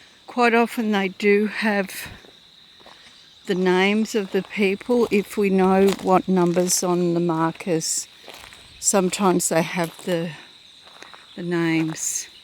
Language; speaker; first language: English; native; English